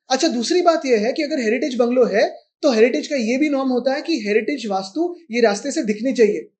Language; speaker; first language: Hindi; non-native, local second language; Marathi